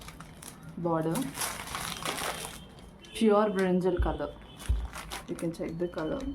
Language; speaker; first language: English; non-native, local second language; Telugu